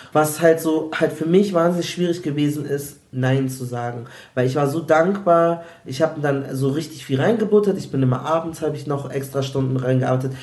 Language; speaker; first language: German; early bilingual, other home language; Igbo